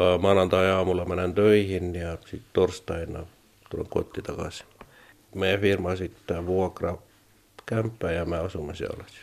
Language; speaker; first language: Finnish; non-native, learner; Estonian